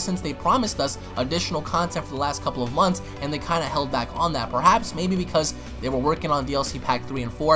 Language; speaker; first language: English; native; English